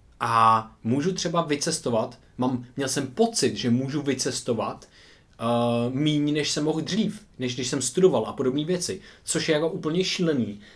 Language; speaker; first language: Czech; native; Czech